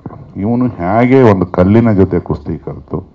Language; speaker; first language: Kannada; native; Kannada